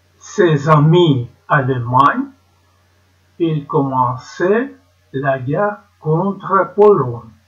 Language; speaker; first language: French; non-native, learner; Ukrainian